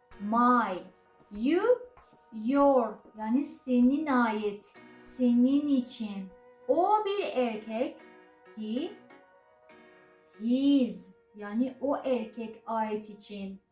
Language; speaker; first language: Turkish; non-native, learner; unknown